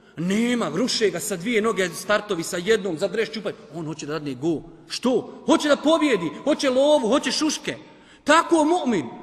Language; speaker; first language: Bosnian; native; Bosnian